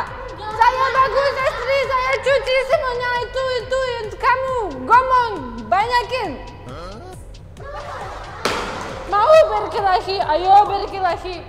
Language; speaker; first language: Indonesian; non-native, learner; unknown